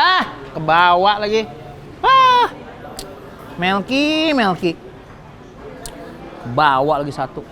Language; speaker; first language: Indonesian; native; Indonesian